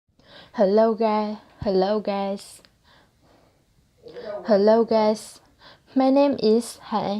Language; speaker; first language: English; non-native, learner; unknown